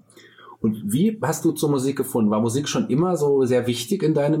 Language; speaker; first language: German; native; German